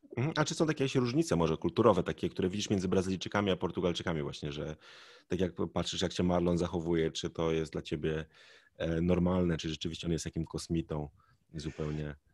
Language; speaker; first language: Polish; native; Polish